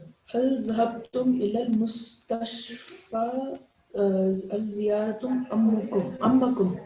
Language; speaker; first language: Arabic; non-native, learner; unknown